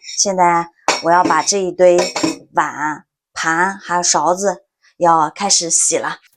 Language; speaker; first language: Chinese; native; Chinese